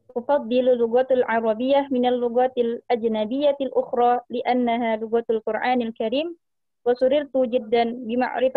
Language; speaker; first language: Arabic; non-native, learner; Indonesian